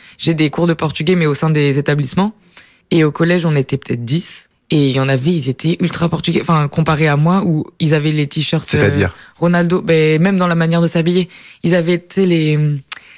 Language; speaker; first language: French; native; French